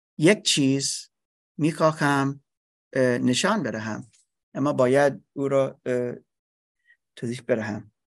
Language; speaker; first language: Persian; non-native, learner; English